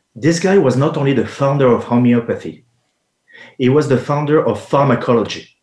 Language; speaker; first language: English; non-native, fluent; French